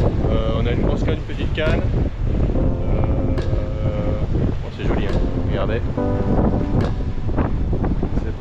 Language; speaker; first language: French; native; French